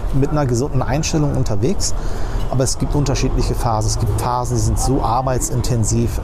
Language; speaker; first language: German; early bilingual, other home language; Turkish